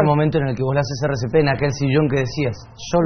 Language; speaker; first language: Spanish; native; Spanish